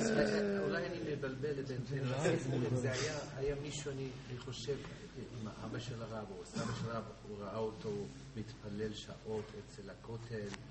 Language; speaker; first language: Hebrew; non-native, fluent; English